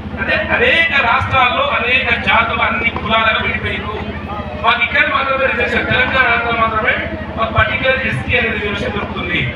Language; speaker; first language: Telugu; non-native, local second language; Lambadi